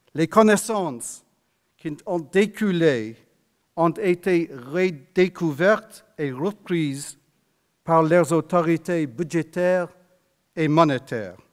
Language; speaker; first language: French; non-native, fluent; English